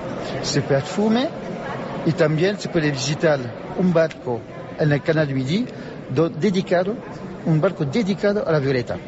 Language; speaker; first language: Spanish; non-native, learner; French